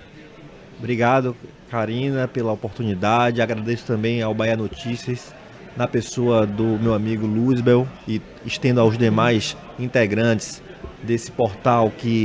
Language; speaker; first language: Portuguese; native; Portuguese